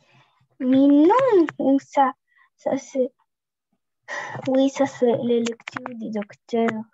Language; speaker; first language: French; non-native, learner; Russian